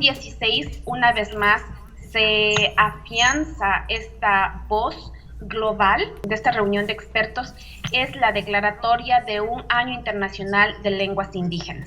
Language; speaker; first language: Spanish; non-native, local second language; Quechua